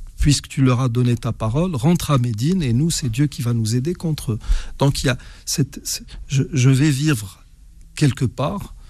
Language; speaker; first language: French; non-native, local second language; Arabic